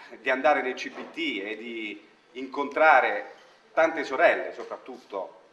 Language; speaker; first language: Italian; non-native, fluent; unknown